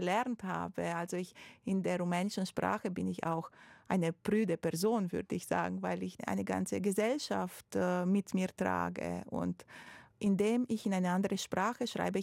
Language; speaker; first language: German; non-native, fluent; Romanian